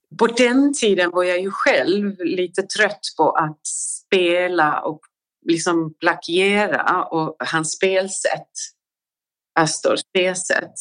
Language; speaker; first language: Swedish; native; Swedish